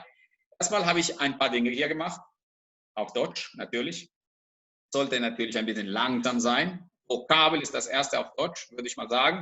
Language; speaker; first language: German; non-native, fluent; Spanish